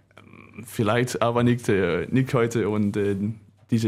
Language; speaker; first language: German; non-native, learner; Danish